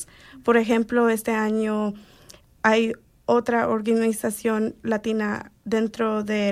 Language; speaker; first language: Spanish; early bilingual, heritage; Spanish